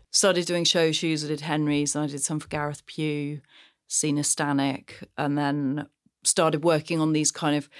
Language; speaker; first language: English; native; English